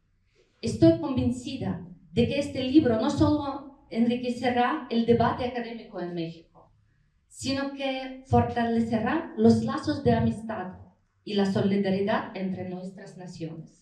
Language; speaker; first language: Spanish; non-native, fluent; Ukrainian